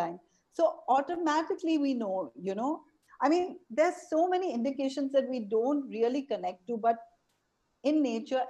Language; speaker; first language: English; non-native, local second language; Hindi